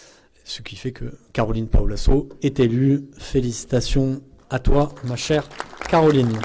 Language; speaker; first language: French; native; French